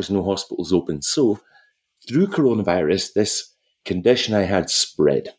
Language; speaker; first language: English; native; English